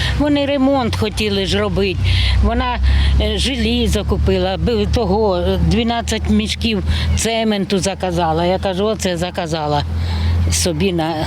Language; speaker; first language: Ukrainian; native; Ukrainian